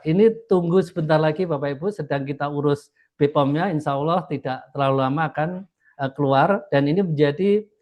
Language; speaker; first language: Indonesian; native; Indonesian